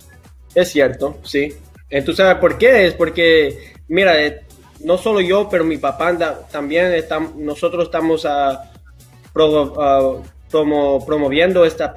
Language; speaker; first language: Spanish; early bilingual, heritage; English